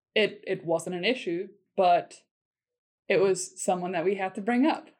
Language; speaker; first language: English; native; English